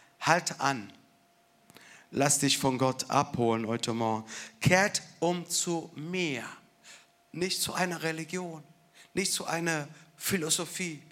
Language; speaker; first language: German; non-native, fluent; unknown